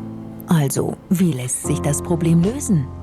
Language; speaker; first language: German; native; German